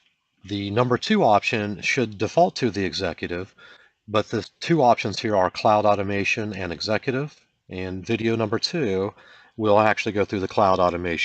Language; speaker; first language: English; native; English